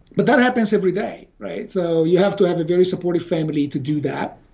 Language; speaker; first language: English; non-native, fluent; Italian